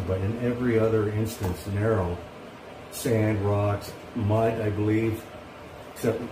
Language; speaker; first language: English; native; English